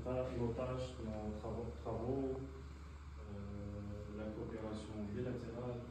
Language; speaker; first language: French; non-native, fluent; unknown